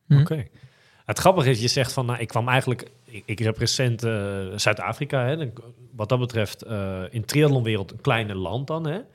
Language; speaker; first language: Dutch; native; Dutch